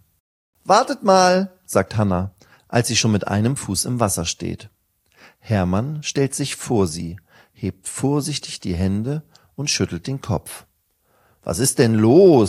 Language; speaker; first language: German; native; German